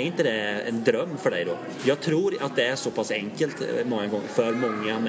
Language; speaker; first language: Swedish; native; Swedish